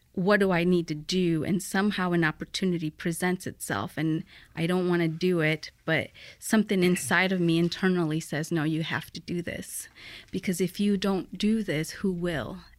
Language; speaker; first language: English; early bilingual, other home language; Spanish